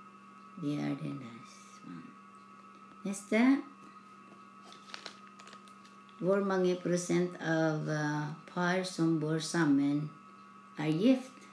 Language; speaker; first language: Norwegian; non-native, learner; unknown